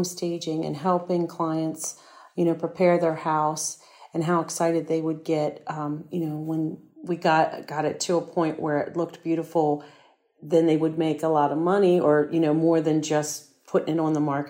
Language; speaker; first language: English; native; English